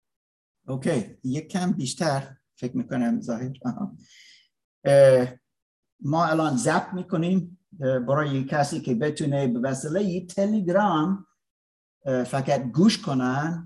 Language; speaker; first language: Persian; non-native, learner; English